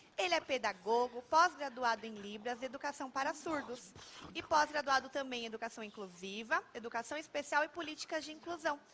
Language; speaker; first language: Portuguese; native; Portuguese